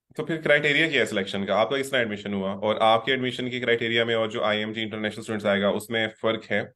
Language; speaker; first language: Urdu; native; Urdu